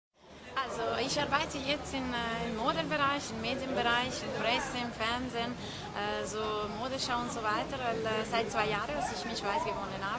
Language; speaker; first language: German; non-native, local second language; French